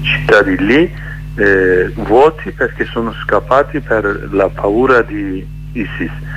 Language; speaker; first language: Italian; non-native, learner; Kurdish